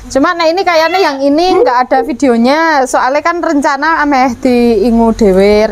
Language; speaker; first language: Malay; non-native, local second language; Javanese